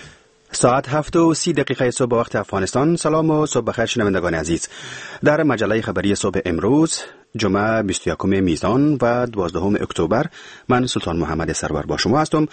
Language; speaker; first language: Persian; native; Persian